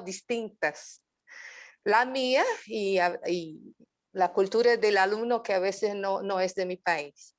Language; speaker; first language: Spanish; non-native, fluent; Portuguese